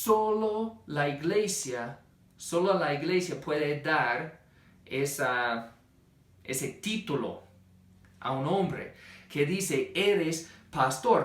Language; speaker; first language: Spanish; non-native, fluent; English